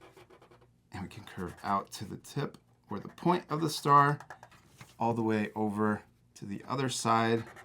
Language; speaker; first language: English; native; English